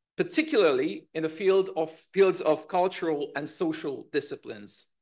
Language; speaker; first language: English; non-native, fluent; Hungarian